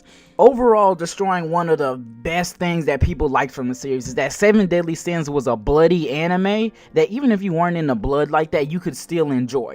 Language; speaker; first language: English; native; English